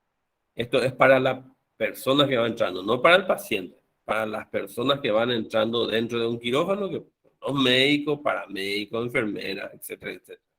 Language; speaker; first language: Spanish; native; Spanish